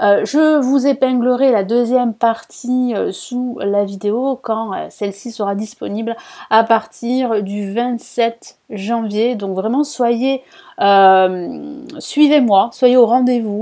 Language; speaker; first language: French; native; French